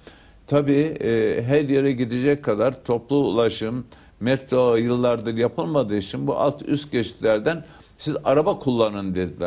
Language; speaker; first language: Turkish; native; Turkish